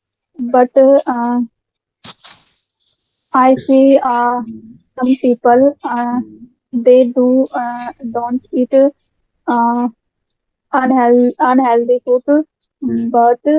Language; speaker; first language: English; non-native, learner; Hindi